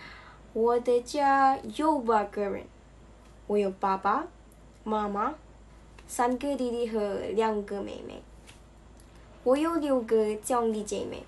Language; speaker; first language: Chinese; non-native, learner; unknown